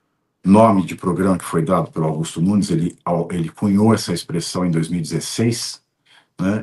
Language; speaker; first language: Portuguese; native; Portuguese